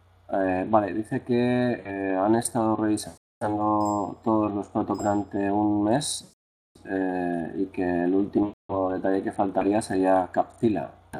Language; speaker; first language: Spanish; native; Spanish